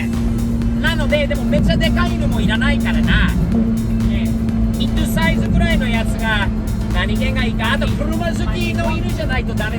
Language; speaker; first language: Japanese; non-native, fluent; English